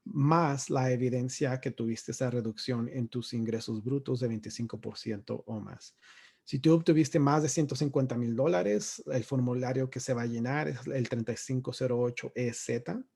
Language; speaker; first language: Spanish; native; Spanish